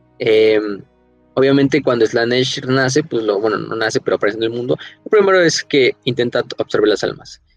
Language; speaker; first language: Spanish; native; Spanish